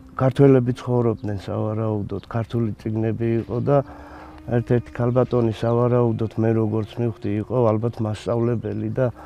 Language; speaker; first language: Georgian; native; Georgian